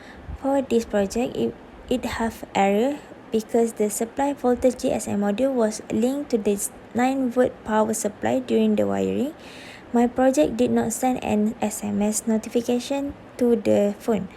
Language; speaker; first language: English; non-native, local second language; Malay